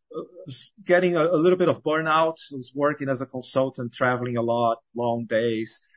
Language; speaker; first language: English; non-native, fluent; Portuguese